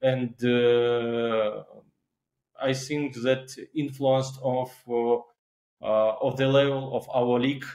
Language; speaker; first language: English; non-native, learner; Belarusian